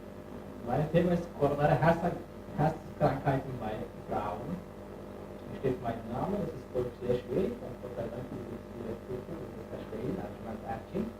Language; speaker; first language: German; non-native, learner; Turkish